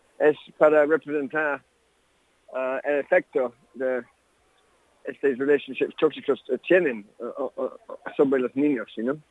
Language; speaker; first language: Spanish; non-native, learner; English